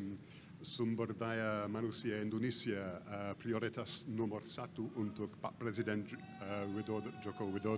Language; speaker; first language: Indonesian; non-native, fluent; English